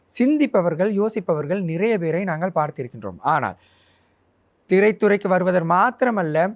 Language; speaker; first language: Tamil; native; Tamil